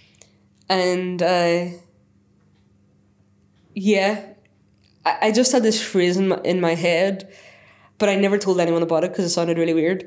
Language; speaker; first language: English; native; English